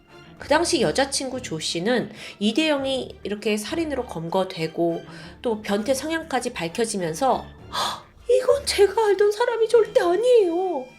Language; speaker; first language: Korean; native; Korean